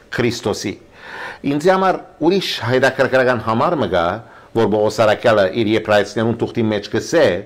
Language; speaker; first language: Armenian; early bilingual, heritage; Armenian